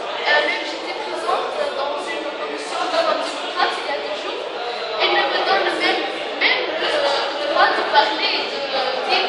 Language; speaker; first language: French; non-native, learner; Arabic